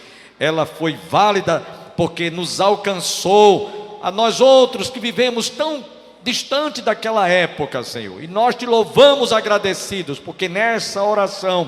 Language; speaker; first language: Portuguese; native; Portuguese